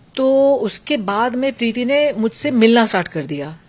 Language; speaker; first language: Hindi; native; Hindi